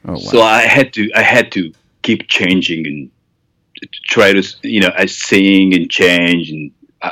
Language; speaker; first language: English; non-native, fluent; Japanese